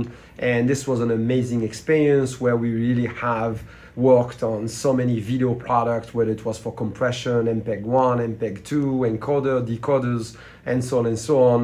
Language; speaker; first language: English; non-native, fluent; French